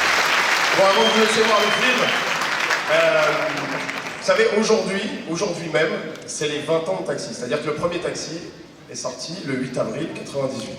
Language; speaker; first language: French; native; French